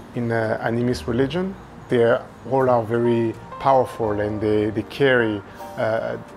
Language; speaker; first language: English; non-native, fluent; French